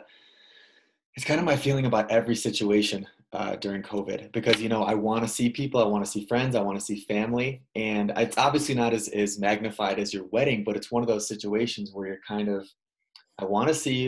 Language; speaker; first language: English; native; English